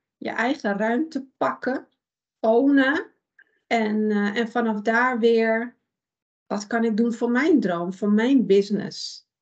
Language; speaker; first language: Dutch; early bilingual, other home language; Persian